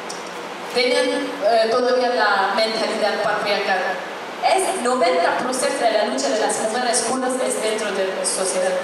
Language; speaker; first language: Spanish; non-native, fluent; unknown